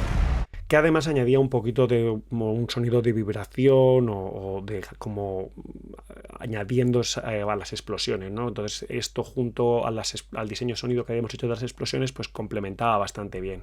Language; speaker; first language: Spanish; native; Spanish